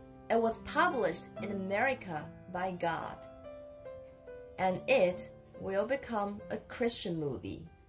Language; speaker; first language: English; non-native, fluent; Chinese